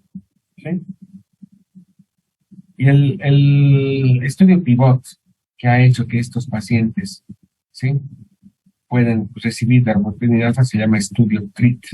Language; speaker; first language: Spanish; native; Spanish